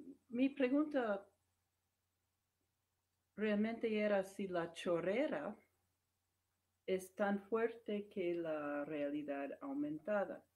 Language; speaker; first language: Spanish; non-native, fluent; English